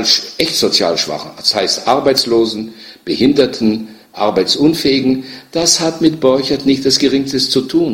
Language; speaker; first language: German; native; German